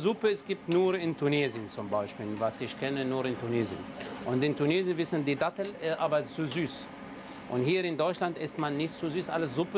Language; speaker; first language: German; non-native, learner; Arabic